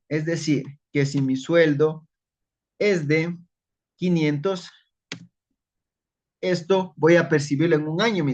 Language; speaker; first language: Spanish; native; Spanish